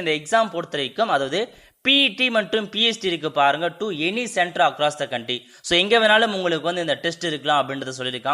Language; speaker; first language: Tamil; native; Tamil